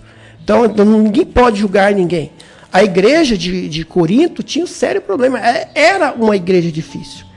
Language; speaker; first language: Portuguese; native; Portuguese